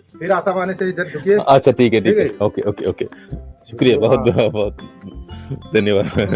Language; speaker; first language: Hindi; non-native, local second language; Malayalam